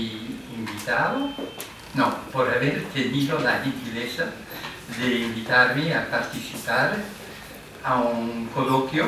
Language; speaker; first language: Spanish; non-native, fluent; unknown